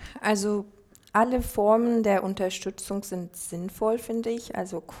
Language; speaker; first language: German; non-native, fluent; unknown